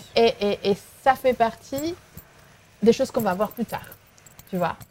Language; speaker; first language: French; non-native, fluent; Spanish